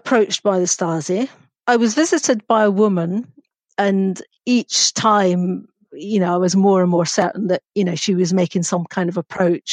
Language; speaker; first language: English; native; English